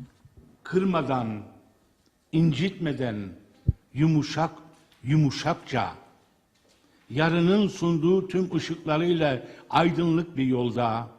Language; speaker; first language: Turkish; native; Turkish